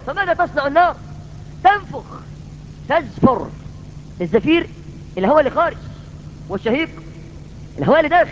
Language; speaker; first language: Arabic; native; Arabic